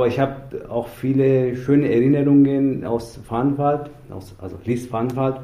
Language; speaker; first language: German; non-native, fluent; Persian